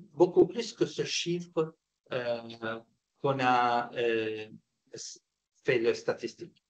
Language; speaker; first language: French; non-native, fluent; Arabic